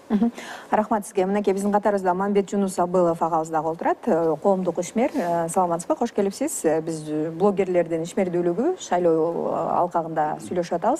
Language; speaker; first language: Kyrgyz; native; Kyrgyz